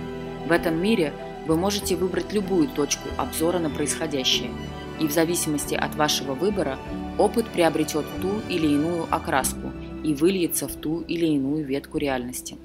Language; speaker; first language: Russian; native; Russian